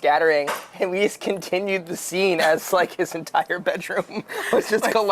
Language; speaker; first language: English; native; English